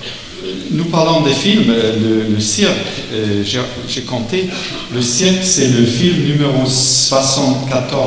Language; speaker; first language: French; non-native, learner; German